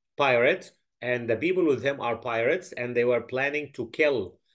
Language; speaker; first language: English; non-native, fluent; Arabic